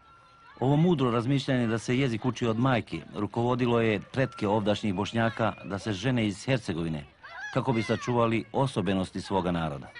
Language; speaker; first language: Bosnian; native; Bosnian